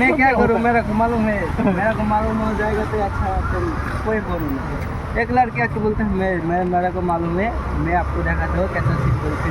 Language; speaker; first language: Hindi; non-native, local second language; Bangla